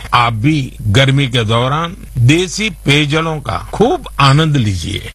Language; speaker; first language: Hindi; non-native, local second language; Gujarati